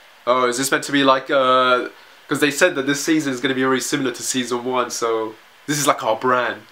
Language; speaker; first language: English; native; English